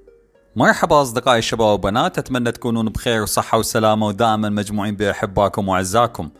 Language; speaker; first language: Arabic; native; Arabic